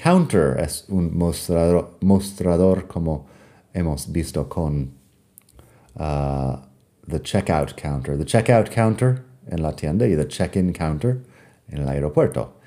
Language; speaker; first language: Spanish; non-native, fluent; English